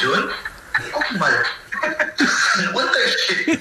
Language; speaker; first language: German; non-native, learner; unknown